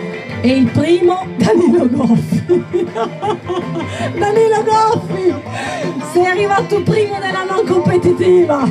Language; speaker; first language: Italian; native; Italian